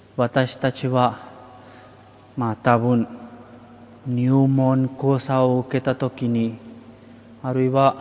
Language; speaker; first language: Japanese; non-native, fluent; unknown